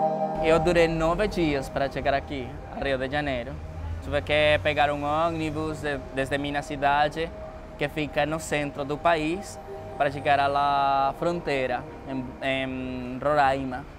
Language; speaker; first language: Portuguese; non-native, fluent; Spanish